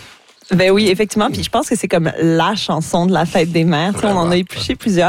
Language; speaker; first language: French; native; French